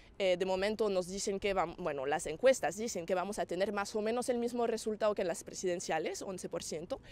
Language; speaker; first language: Spanish; non-native, fluent; French